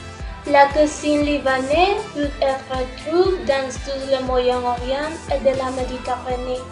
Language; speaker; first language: French; non-native, learner; Spanish